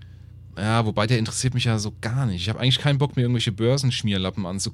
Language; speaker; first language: German; native; German